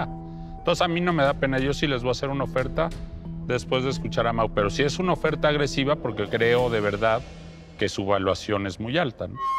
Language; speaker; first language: Spanish; native; Spanish